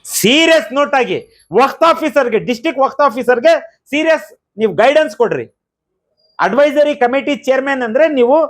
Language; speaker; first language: Kannada; non-native, local second language; Urdu